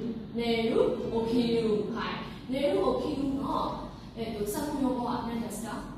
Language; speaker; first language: Japanese; non-native, learner; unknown